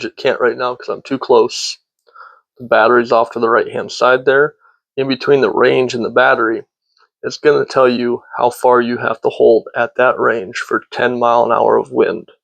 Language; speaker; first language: English; native; English